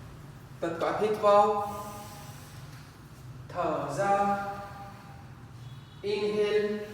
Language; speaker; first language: Vietnamese; non-native, learner; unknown